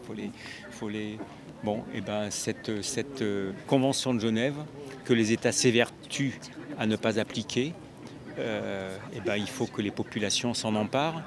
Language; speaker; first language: French; native; French